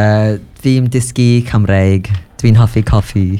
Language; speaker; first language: Welsh; non-native, learner; English